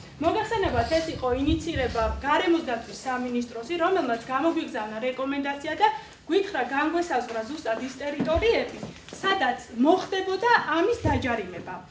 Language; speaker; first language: Georgian; native; Georgian